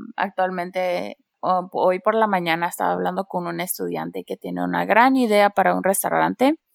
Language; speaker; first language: Spanish; early bilingual, heritage; Spanish